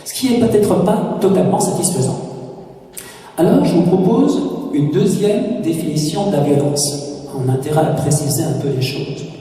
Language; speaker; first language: French; native; French